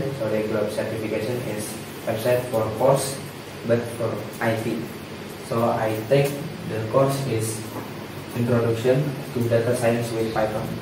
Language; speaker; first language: English; non-native, learner; Indonesian